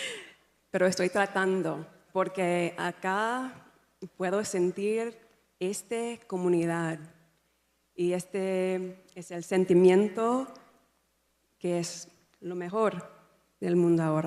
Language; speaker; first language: Spanish; non-native, fluent; English